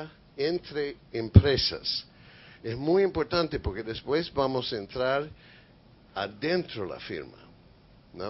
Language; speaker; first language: Spanish; non-native, fluent; English